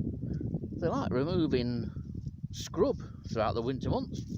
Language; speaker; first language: English; native; English